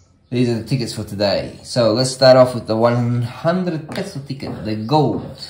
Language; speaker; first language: English; early bilingual, other home language; Portuguese